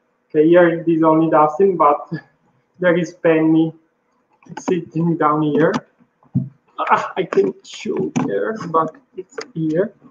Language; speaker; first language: English; non-native, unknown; Italian